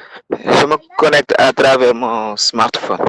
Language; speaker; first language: French; non-native, local second language; Wolof